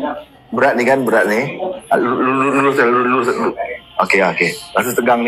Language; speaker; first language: Malay; native; Malay